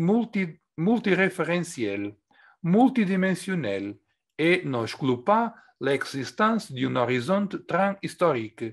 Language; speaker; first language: French; non-native, fluent; Portuguese